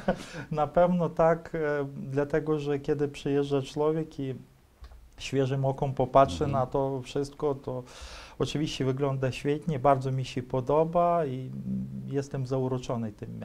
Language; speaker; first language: Polish; non-native, fluent; Ukrainian